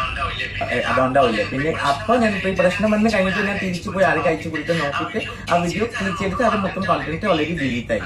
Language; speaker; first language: Malayalam; non-native, fluent; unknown